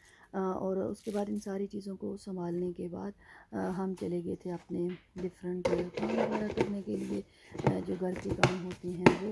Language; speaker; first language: Urdu; native; Urdu